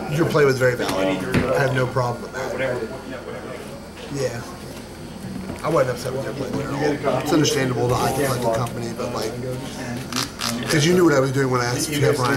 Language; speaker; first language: English; native; English